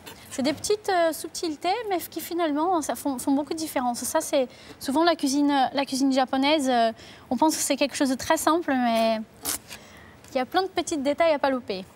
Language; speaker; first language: French; non-native, fluent; Portuguese